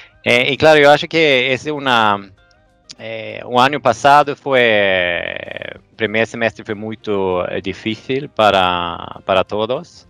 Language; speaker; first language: Portuguese; non-native, fluent; Swedish